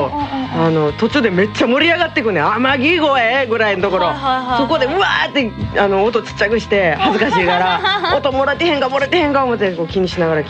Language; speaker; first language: Japanese; native; Japanese